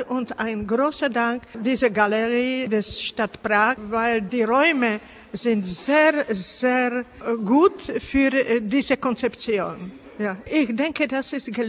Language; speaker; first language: German; non-native, learner; Czech